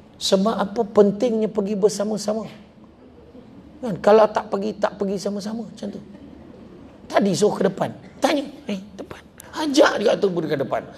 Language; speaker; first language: Malay; native; Malay